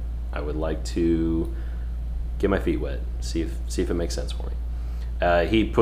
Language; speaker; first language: English; native; English